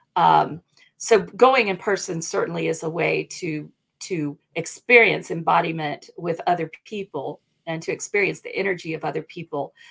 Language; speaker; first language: English; native; English